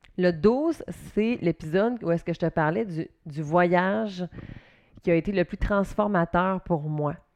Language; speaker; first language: French; native; French